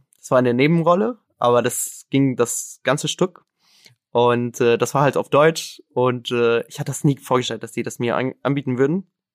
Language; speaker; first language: German; non-native, fluent; Arabic